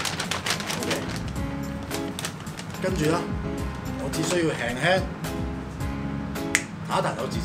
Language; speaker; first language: Cantonese; native; Cantonese